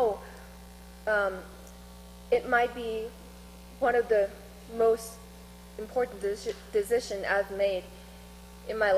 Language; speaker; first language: English; non-native, fluent; Chinese